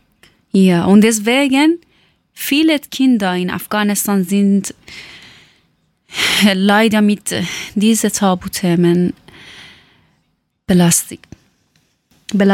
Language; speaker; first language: German; non-native, learner; Persian